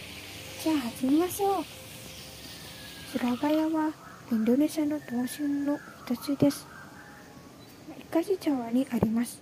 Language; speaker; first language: Japanese; non-native, learner; Indonesian